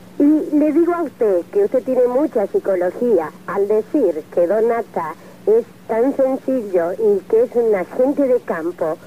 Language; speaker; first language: Spanish; native; Spanish